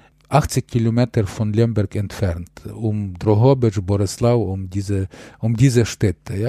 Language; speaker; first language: German; non-native, fluent; Ukrainian